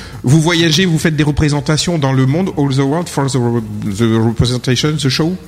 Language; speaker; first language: French; native; French